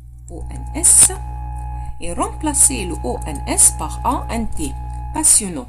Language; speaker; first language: French; non-native, fluent; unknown